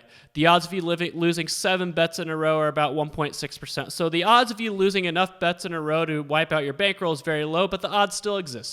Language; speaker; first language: English; native; English